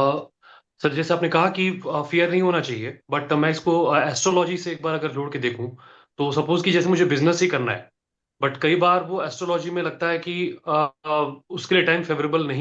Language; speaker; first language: Hindi; native; Hindi